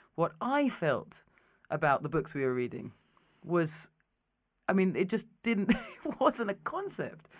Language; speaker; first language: English; native; English